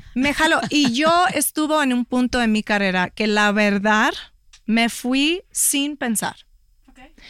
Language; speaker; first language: Spanish; early bilingual, heritage; Spanish